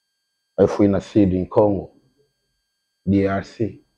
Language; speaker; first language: Portuguese; non-native, learner; Lingala